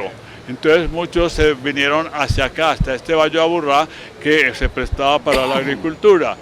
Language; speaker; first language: Spanish; native; Spanish